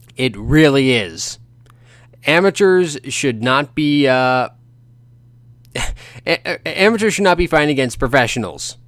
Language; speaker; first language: English; native; English